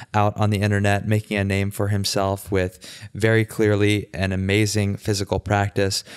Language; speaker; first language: English; native; English